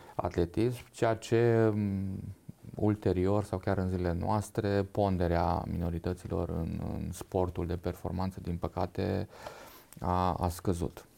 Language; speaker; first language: Romanian; non-native, local second language; Hungarian